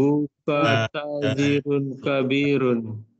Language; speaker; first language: Arabic; non-native, learner; Indonesian